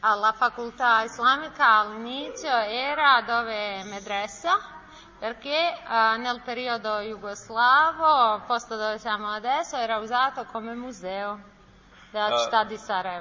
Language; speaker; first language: Italian; non-native, learner; Bosnian